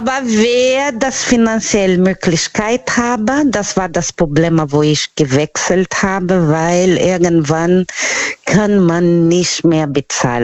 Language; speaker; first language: German; non-native, learner; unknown